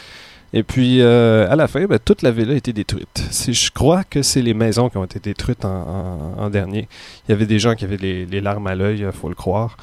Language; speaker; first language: French; native; French